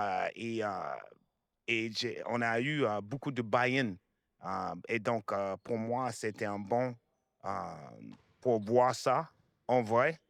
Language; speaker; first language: French; non-native, fluent; English